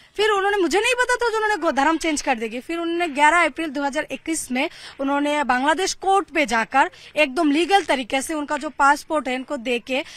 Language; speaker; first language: Hindi; non-native, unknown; Bangla